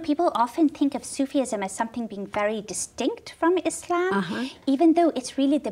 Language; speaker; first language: English; non-native, local second language; Urdu